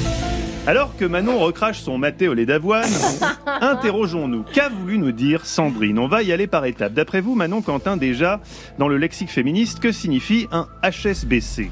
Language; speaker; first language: French; native; French